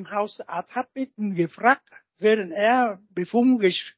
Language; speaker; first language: German; non-native, learner; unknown